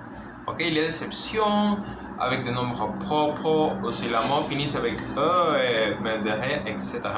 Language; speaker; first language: French; non-native, learner; Spanish